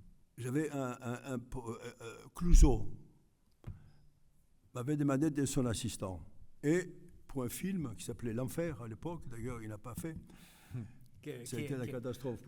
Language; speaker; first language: French; non-native, fluent; Greek